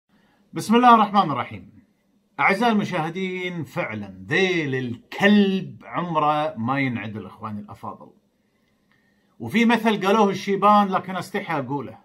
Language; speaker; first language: Arabic; native; Arabic